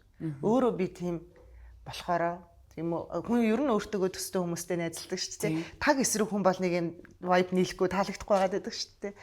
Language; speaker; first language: Mongolian; native; Mongolian